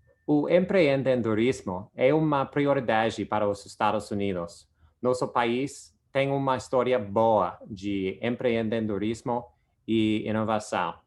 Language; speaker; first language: Portuguese; non-native, fluent; English